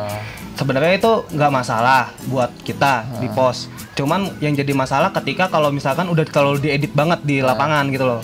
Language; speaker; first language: Indonesian; native; Indonesian